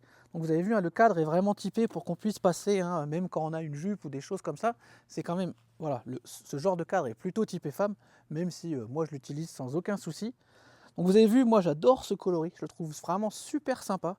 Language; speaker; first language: French; native; French